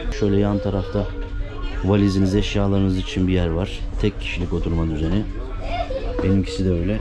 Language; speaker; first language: Turkish; native; Turkish